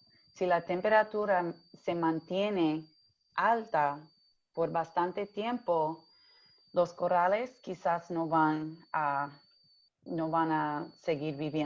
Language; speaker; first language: Spanish; early bilingual, heritage; English